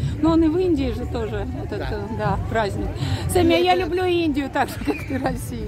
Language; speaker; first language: Russian; non-native, learner; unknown